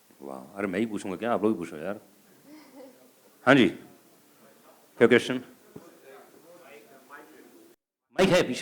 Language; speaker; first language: Hindi; native; Hindi